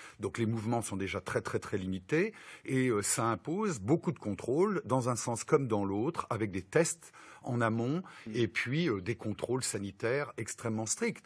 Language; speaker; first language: French; native; French